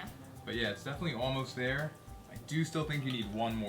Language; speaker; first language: English; native; English